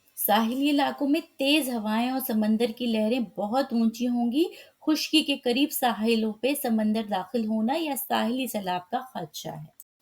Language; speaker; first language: Urdu; native; Urdu